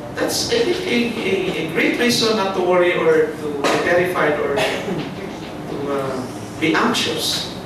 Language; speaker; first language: English; non-native, local second language; Filipino